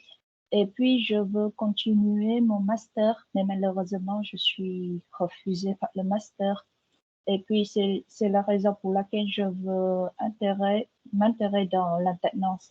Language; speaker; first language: French; non-native, fluent; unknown